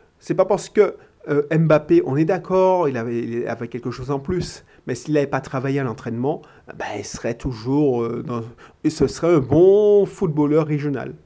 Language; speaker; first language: French; native; French